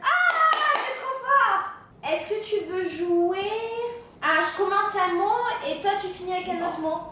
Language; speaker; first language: French; native; French